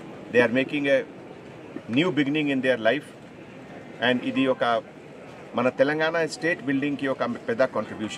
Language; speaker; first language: Telugu; native; Telugu